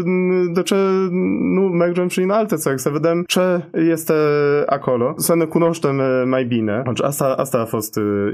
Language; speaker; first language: Romanian; non-native, fluent; Polish